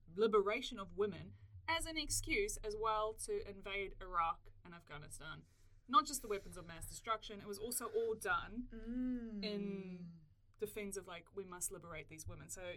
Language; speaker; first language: English; native; English